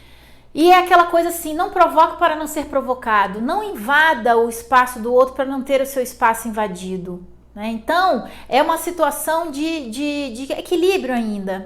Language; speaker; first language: Portuguese; native; Portuguese